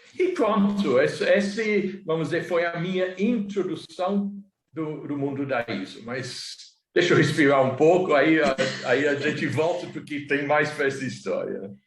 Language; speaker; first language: Portuguese; non-native, fluent; English